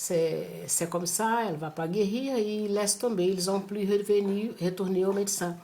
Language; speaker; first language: French; non-native, fluent; Portuguese